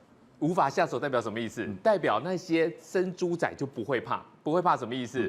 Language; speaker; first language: Chinese; native; Chinese